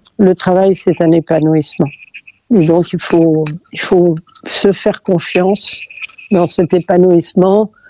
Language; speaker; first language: French; early bilingual, other home language; Catalan